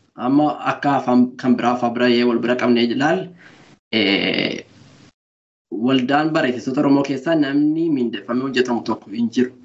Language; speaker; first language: Oromo; early bilingual, other home language; Norwegian